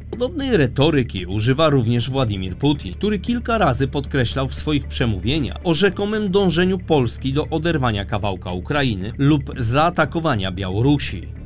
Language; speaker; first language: Polish; native; Polish